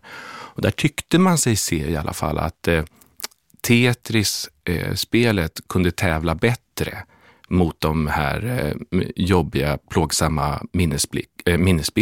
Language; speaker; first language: Swedish; native; Swedish